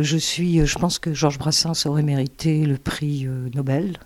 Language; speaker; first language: French; early bilingual, other home language; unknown